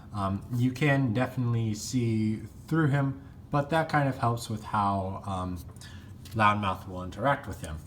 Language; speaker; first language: English; native; English